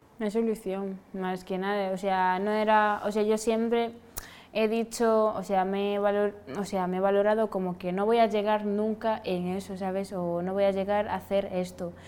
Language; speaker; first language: Spanish; non-native, fluent; Wolof